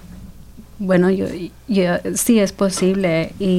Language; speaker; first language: Spanish; early bilingual, heritage; Spanish